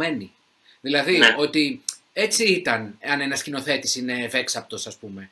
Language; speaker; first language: Greek; native; Greek